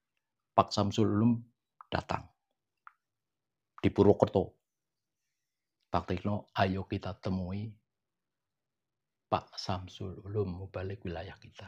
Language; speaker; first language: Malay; non-native, local second language; Javanese